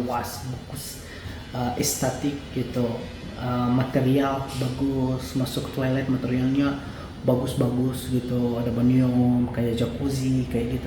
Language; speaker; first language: Indonesian; non-native, fluent; Arabic